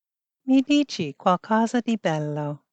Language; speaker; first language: Italian; non-native, fluent; English